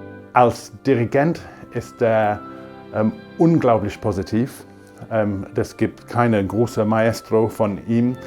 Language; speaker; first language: German; non-native, fluent; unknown